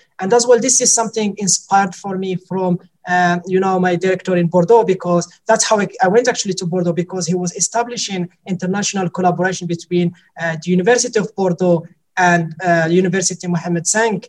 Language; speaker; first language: English; non-native, fluent; Arabic